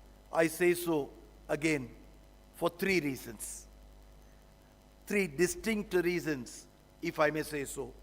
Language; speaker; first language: English; non-native, local second language; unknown